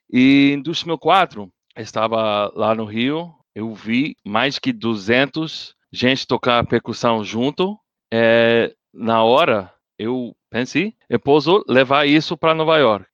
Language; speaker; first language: Portuguese; non-native, learner; English